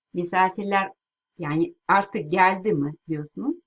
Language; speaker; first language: Turkish; non-native, fluent; Russian